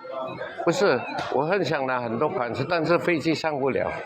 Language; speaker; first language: Chinese; early bilingual, heritage; Chinese